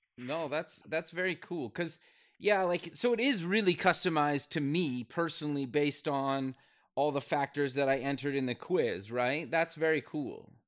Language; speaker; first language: English; native; English